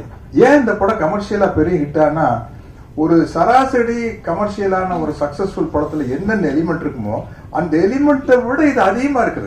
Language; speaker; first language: Tamil; native; Tamil